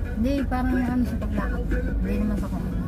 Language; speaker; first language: Filipino; native; Filipino